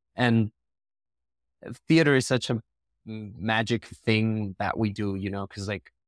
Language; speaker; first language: English; non-native, fluent; Spanish